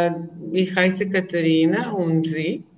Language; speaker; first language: German; non-native, learner; Serbian